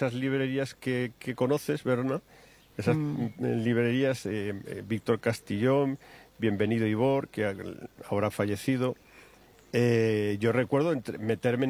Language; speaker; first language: Spanish; native; Spanish